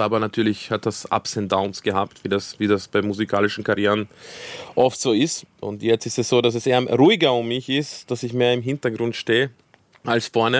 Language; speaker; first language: German; early bilingual, other home language; Croatian